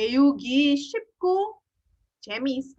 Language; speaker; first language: Korean; non-native, fluent; Indonesian